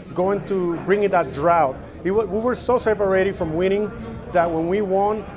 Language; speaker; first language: English; non-native, local second language; Spanish